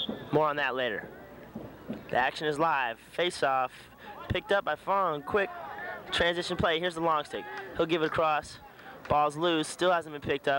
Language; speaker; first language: English; native; English